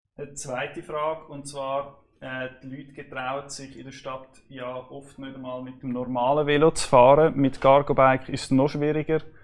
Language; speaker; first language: German; native; German